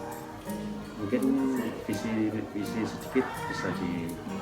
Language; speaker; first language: Indonesian; native; Indonesian